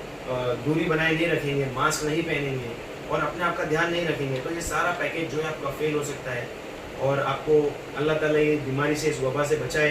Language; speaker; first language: Hindi; native; Hindi